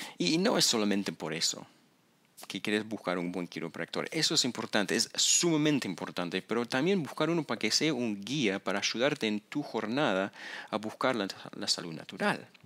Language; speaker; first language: Spanish; non-native, fluent; English